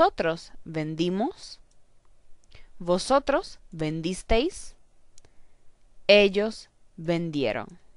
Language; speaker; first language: Spanish; non-native, fluent; English